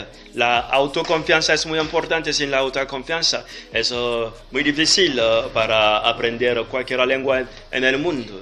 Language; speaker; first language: Spanish; non-native, learner; French